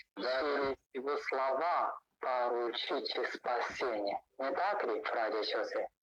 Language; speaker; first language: Russian; non-native, learner; Chinese